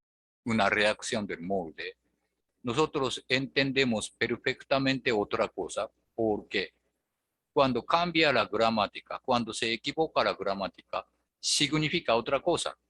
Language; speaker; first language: Spanish; non-native, fluent; Japanese